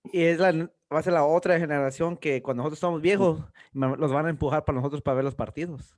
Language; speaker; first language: Spanish; early bilingual, heritage; Spanish